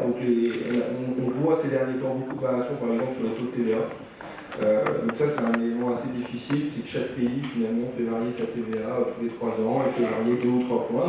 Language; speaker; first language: French; native; French